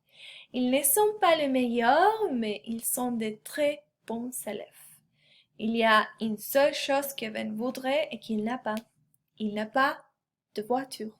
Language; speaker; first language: French; non-native, fluent; Spanish